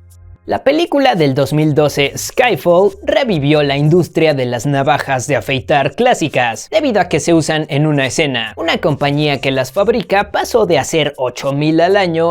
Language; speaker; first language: Spanish; native; Spanish